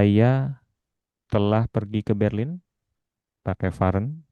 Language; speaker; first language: Indonesian; native; Indonesian